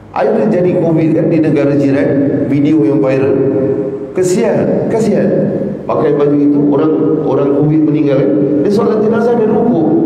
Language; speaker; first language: Malay; native; Malay